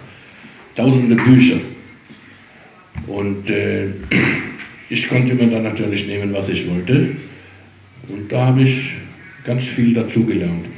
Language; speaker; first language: German; early bilingual, heritage; German